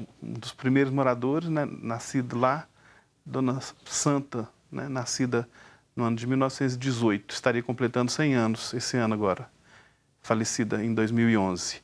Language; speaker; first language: Portuguese; native; Portuguese